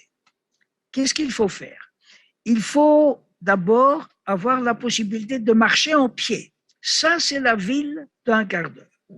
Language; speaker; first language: French; non-native, learner; Greek